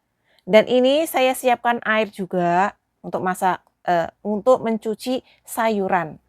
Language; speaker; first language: Indonesian; non-native, local second language; Javanese